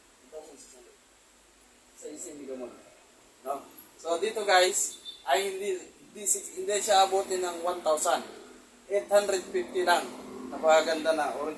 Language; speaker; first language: Filipino; native; Filipino